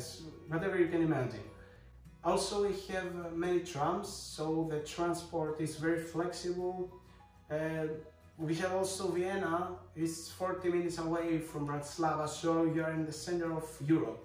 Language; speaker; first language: English; non-native, fluent; Greek